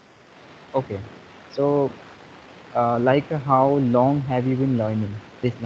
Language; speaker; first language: English; non-native, fluent; Hindi